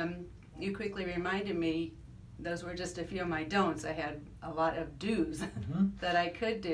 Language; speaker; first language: English; native; English